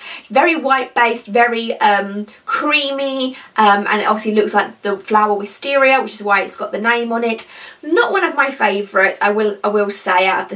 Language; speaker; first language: English; native; English